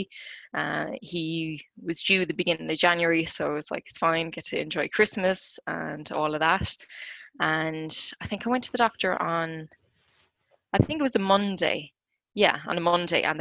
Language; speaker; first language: English; native; English